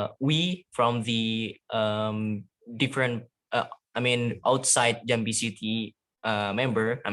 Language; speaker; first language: English; non-native, fluent; Indonesian